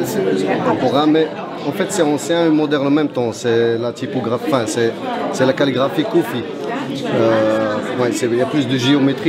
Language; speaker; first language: French; non-native, local second language; Arabic